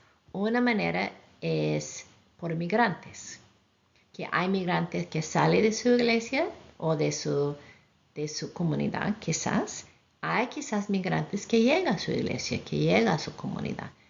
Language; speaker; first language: Spanish; non-native, fluent; English